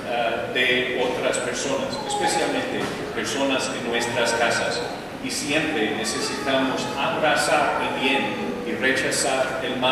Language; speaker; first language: Spanish; non-native, fluent; English